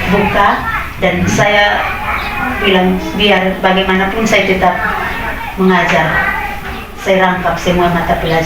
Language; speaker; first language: Indonesian; non-native, local second language; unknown